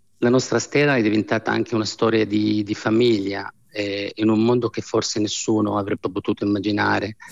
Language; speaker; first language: Italian; non-native, fluent; Arabic